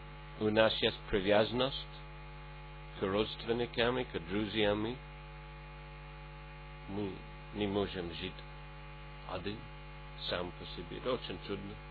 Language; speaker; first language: Russian; non-native, fluent; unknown